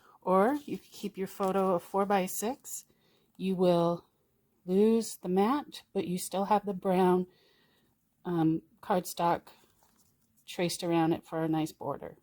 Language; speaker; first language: English; native; English